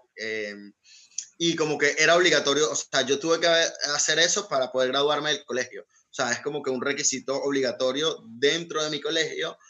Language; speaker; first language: Spanish; native; Spanish